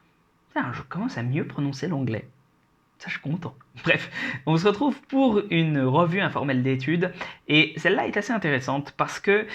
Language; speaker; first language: French; native; French